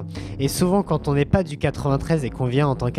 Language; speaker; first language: French; native; French